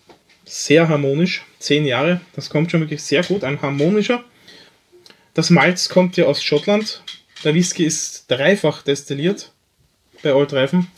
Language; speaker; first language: German; native; German